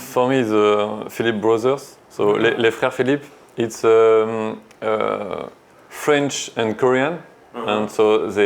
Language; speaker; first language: English; non-native, learner; French